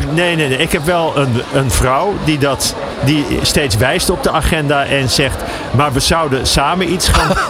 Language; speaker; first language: Dutch; native; Dutch